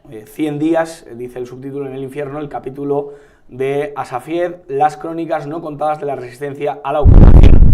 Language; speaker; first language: Spanish; native; Spanish